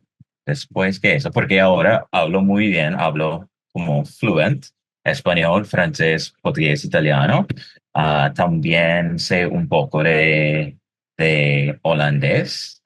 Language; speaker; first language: Spanish; non-native, fluent; English